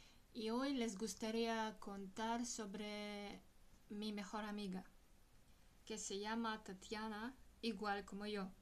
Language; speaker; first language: Spanish; non-native, learner; Russian